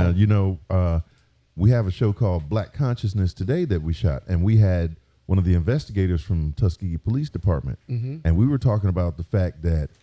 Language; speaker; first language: English; native; English